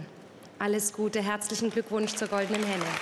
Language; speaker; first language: German; native; German